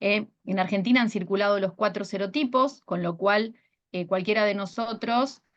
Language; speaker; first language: Spanish; native; Spanish